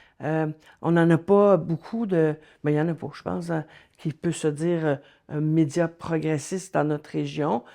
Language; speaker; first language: French; native; French